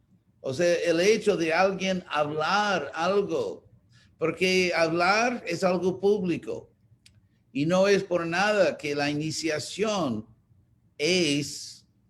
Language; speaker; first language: Spanish; non-native, fluent; English